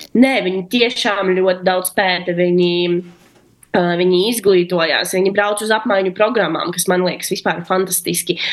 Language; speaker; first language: Latvian; non-native, local second language; Russian